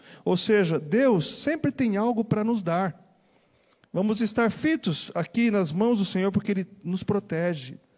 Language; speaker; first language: Portuguese; native; Portuguese